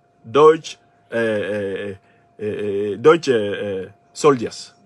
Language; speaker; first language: German; non-native, learner; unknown